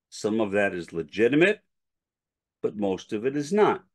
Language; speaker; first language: English; native; English